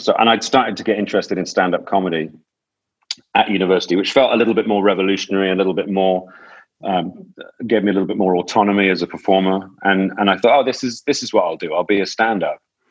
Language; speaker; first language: English; native; English